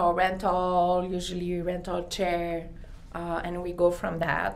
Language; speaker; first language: English; non-native, learner; French